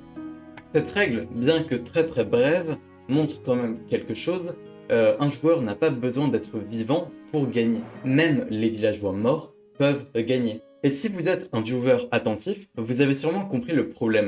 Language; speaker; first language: French; native; French